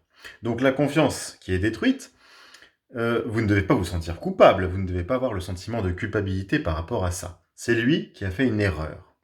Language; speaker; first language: French; native; French